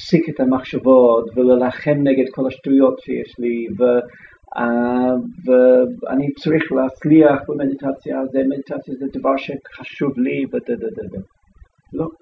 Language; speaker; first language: Hebrew; non-native, fluent; English